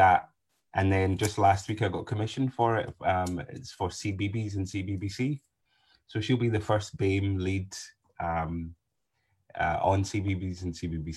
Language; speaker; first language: English; native; English